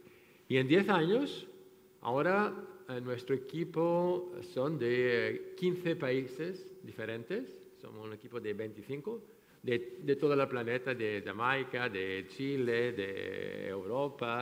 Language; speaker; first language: Spanish; non-native, fluent; French